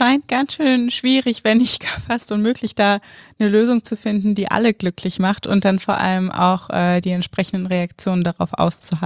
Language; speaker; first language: German; native; German